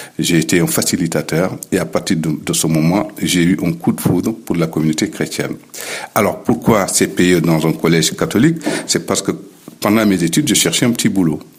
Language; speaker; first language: French; non-native, local second language; Fula